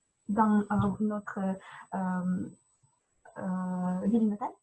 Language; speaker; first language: French; non-native, learner; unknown